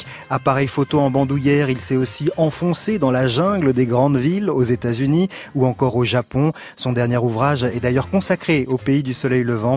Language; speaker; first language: French; native; French